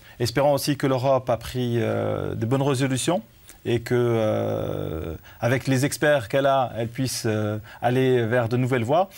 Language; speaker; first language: French; native; French